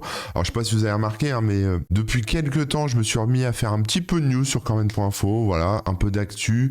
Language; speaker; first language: French; native; French